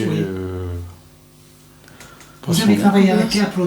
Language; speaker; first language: French; non-native, fluent; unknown